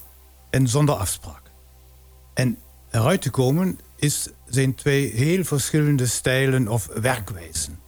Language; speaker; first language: Dutch; non-native, fluent; German